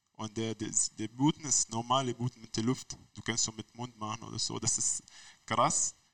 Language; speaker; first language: German; non-native, learner; Arabic